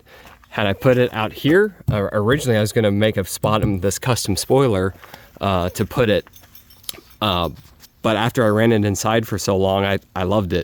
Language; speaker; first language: English; native; English